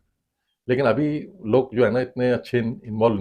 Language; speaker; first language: Hindi; native; Hindi